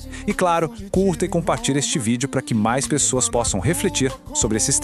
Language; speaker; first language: Portuguese; native; Portuguese